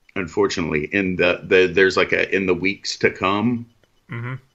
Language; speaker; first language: English; native; English